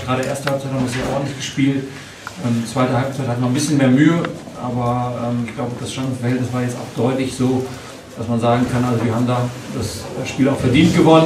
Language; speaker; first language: German; native; German